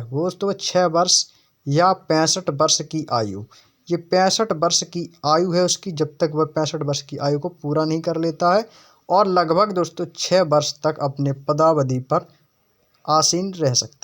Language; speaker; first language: Hindi; native; Hindi